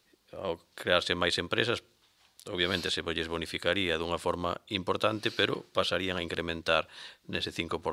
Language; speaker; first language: Galician; native; Galician